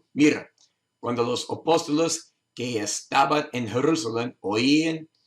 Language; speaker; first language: Spanish; non-native, learner; English